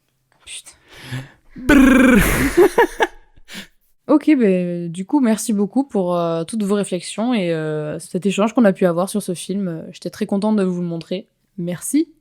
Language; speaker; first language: French; native; French